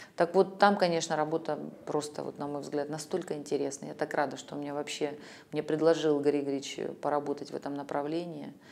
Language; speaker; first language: Russian; native; Russian